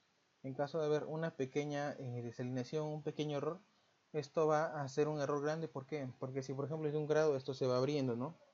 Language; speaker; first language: Spanish; native; Spanish